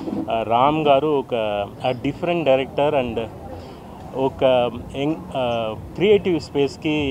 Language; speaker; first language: Telugu; non-native, fluent; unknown